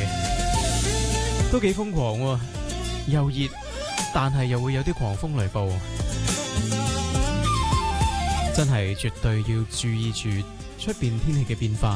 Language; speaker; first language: Chinese; non-native, local second language; Cantonese